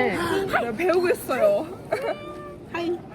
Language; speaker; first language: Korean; non-native, learner; Mongolian